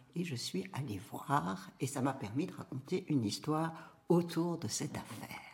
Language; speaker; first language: French; native; French